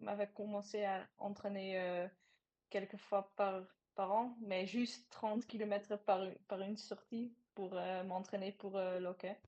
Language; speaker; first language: French; non-native, learner; Dutch